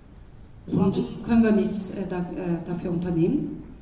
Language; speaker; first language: German; non-native, fluent; Korean